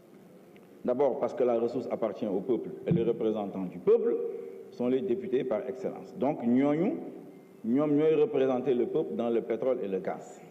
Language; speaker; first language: French; non-native, local second language; Wolof